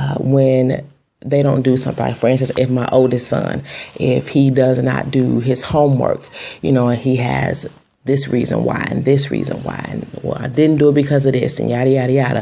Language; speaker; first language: English; native; English